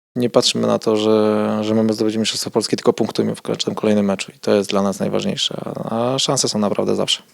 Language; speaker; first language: Polish; native; Polish